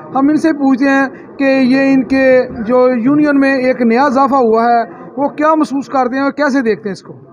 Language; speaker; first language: Urdu; non-native, local second language; Punjabi